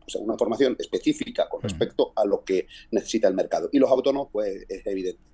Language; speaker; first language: Spanish; native; Spanish